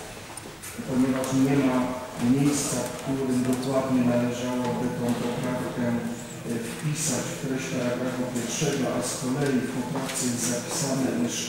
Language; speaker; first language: Polish; native; Polish